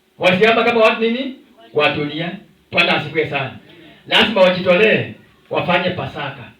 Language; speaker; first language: Swahili; non-native, local second language; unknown